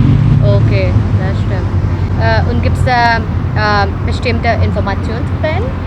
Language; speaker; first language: German; non-native, fluent; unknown